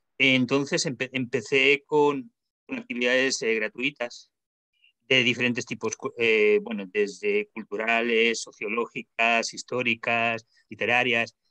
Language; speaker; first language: Spanish; native; Spanish